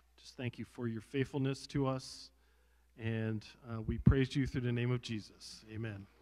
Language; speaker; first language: English; native; English